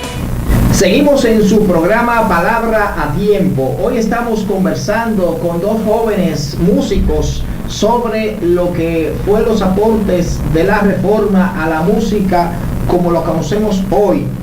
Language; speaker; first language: Spanish; native; Spanish